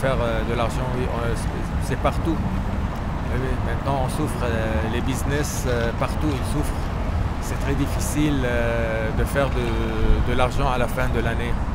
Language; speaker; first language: French; non-native, fluent; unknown